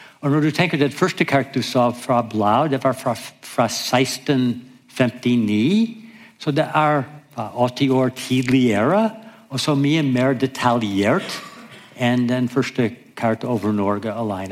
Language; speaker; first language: Norwegian; non-native, fluent; English